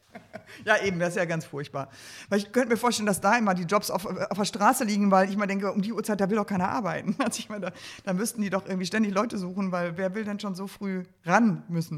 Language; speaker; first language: German; native; German